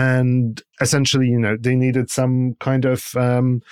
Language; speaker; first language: English; non-native, fluent; Polish